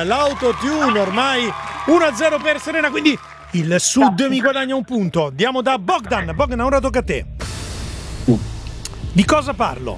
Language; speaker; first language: Italian; native; Italian